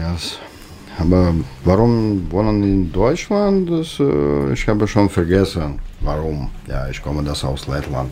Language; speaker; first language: German; non-native, learner; Russian